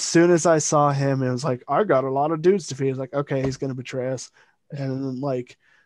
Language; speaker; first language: English; native; English